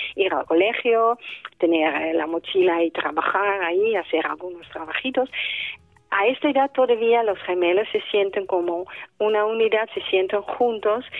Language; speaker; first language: Spanish; non-native, fluent; Dutch